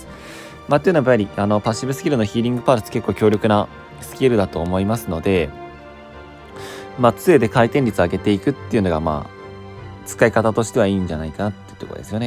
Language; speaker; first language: Japanese; native; Japanese